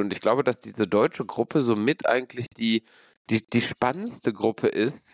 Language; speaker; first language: German; native; German